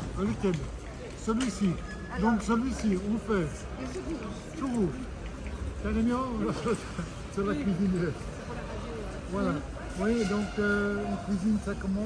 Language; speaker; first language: French; native; French